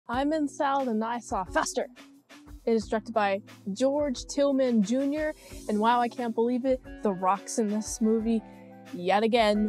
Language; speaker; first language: English; native; English